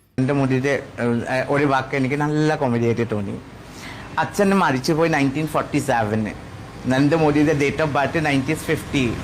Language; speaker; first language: Malayalam; non-native, fluent; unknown